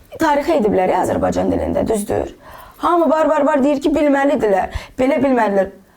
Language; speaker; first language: Azerbaijani; non-native, local second language; Russian